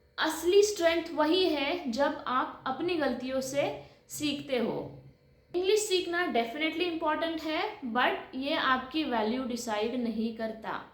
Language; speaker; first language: Hindi; non-native, local second language; Marathi